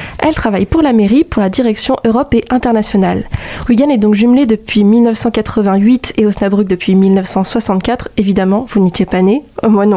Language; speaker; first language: French; native; French